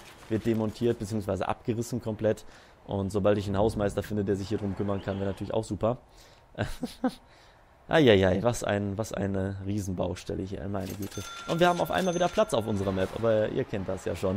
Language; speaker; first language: German; native; German